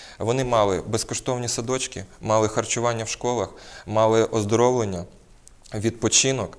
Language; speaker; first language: Ukrainian; native; Ukrainian